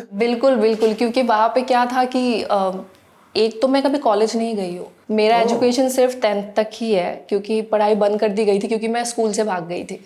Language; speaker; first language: Hindi; non-native, local second language; Assamese